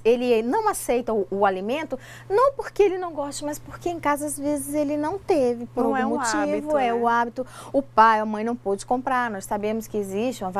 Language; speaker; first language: Portuguese; native; Portuguese